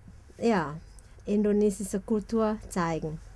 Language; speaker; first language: German; non-native, fluent; Indonesian